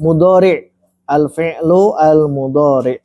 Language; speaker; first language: Arabic; non-native, local second language; Indonesian